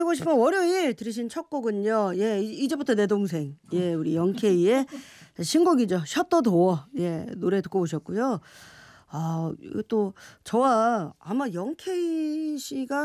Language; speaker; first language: Korean; native; Korean